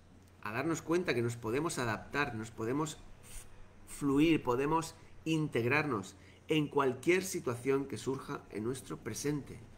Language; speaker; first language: Spanish; native; Spanish